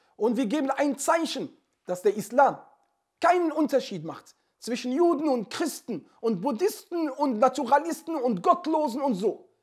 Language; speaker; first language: German; non-native, fluent; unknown